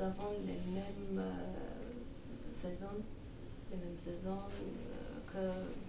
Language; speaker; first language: French; non-native, fluent; Armenian